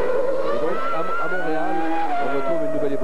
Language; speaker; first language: French; native; French